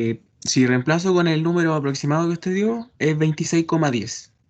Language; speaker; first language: Spanish; native; Spanish